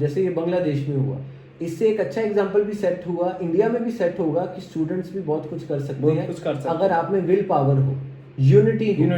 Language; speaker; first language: Hindi; native; Hindi